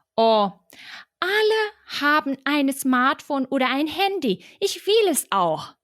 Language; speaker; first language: German; non-native, fluent; Catalan